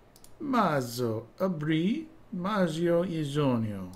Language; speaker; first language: Spanish; non-native, learner; English